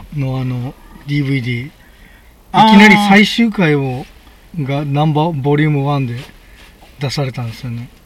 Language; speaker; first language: Japanese; native; Japanese